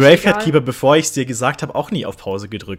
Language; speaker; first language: German; native; German